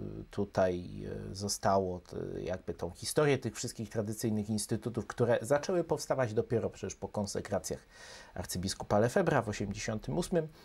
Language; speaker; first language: Polish; native; Polish